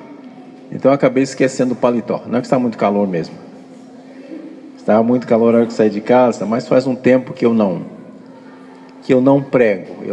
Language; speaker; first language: Portuguese; native; Portuguese